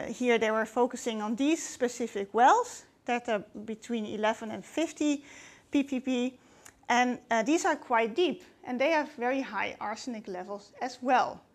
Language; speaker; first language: English; non-native, fluent; Dutch